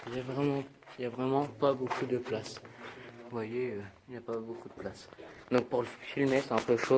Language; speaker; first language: French; native; French